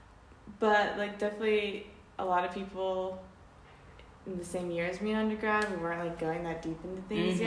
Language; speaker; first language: English; native; English